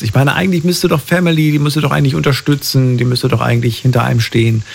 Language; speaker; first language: German; native; German